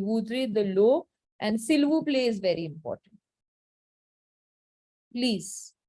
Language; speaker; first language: French; non-native, fluent; Hindi